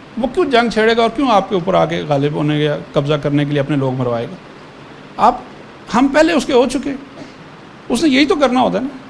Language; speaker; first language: Urdu; native; Urdu